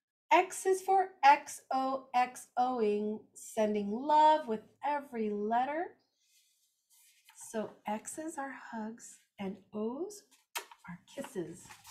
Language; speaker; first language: English; native; English